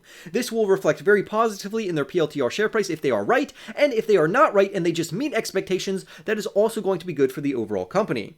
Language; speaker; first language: English; native; English